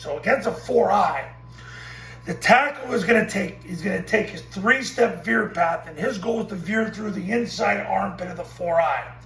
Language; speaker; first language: English; native; English